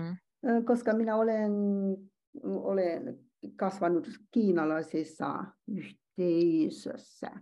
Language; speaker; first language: Finnish; non-native, learner; Chinese